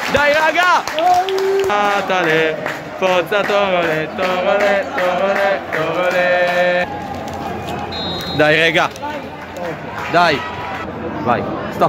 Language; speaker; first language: Italian; native; Italian